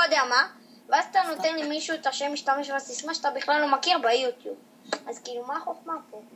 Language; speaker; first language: Hebrew; native; Hebrew